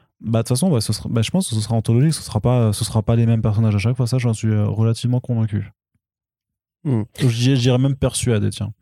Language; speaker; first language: French; native; French